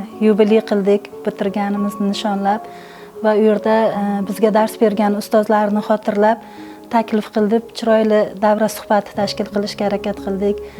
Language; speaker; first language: Uzbek; native; Uzbek